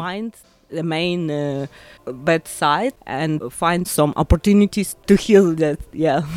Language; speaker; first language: English; non-native, learner; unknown